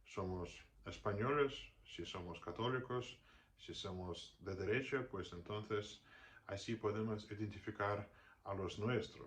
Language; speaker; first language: Spanish; non-native, fluent; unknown